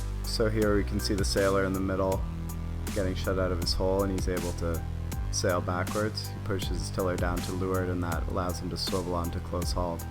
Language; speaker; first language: English; native; English